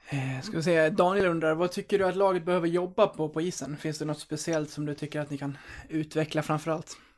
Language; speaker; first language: Swedish; native; Swedish